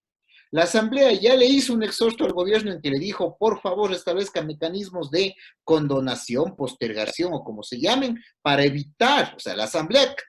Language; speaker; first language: Spanish; native; Spanish